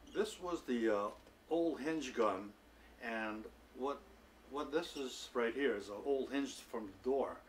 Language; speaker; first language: English; native; English